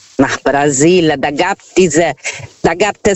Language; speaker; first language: German; non-native, fluent; Portuguese